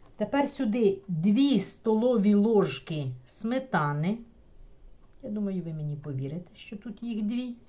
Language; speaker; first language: Ukrainian; non-native, local second language; Russian